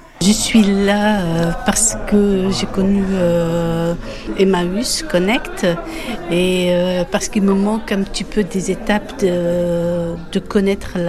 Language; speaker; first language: French; non-native, fluent; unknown